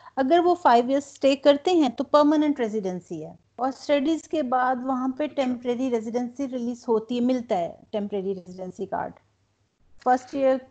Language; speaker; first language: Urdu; non-native, local second language; Punjabi